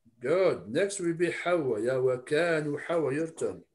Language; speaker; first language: English; non-native, fluent; Arabic